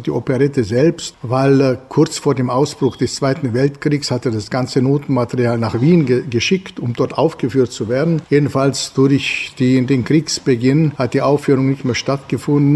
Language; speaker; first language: German; native; German